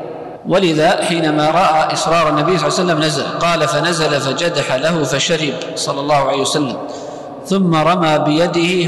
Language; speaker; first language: Arabic; native; Arabic